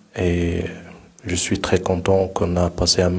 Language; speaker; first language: French; non-native, local second language; Arabic